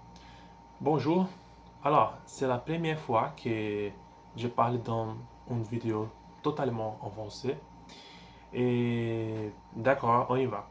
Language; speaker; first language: French; non-native, learner; Portuguese